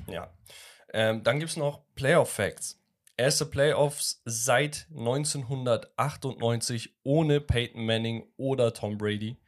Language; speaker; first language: German; early bilingual, other home language; Turkish